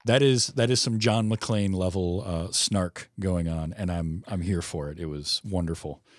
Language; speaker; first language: English; native; English